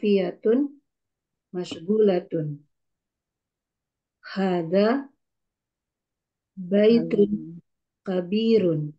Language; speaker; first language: Arabic; non-native, learner; Indonesian